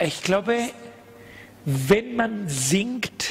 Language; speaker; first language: German; non-native, learner; Spanish